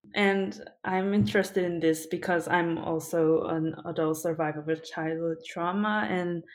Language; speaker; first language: English; early bilingual, other home language; Korean